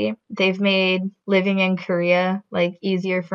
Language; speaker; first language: English; native; English